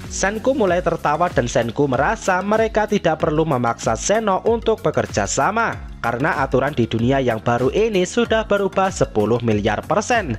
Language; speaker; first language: Indonesian; native; Indonesian